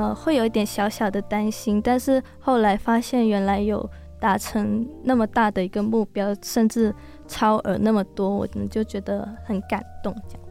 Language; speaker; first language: Chinese; non-native, local second language; Cantonese